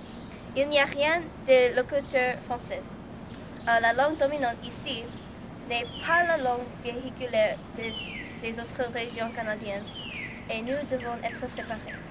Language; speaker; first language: French; non-native, learner; English